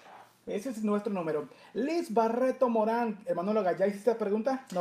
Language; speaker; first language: Spanish; native; Spanish